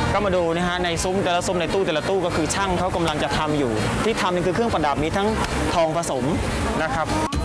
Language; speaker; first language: Thai; non-native, fluent; Khmer